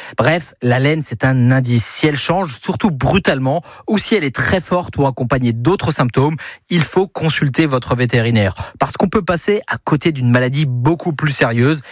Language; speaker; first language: French; native; French